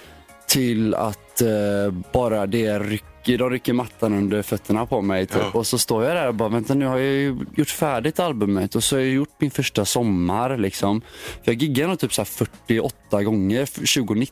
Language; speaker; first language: Swedish; native; Swedish